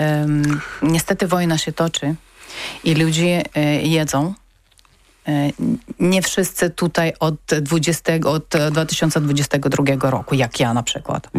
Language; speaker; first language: Polish; non-native, learner; Ukrainian